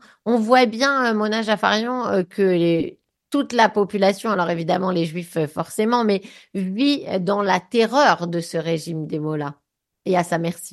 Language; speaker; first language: French; native; French